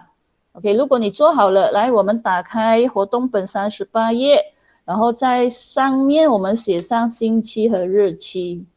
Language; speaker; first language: Chinese; non-native, local second language; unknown